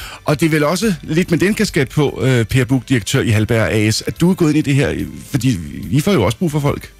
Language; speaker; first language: Danish; native; Danish